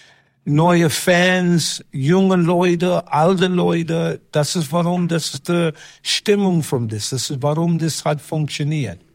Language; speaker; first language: German; non-native, learner; English